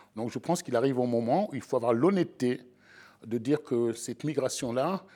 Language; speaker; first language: French; native; French